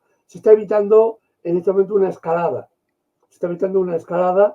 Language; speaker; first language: Spanish; native; Spanish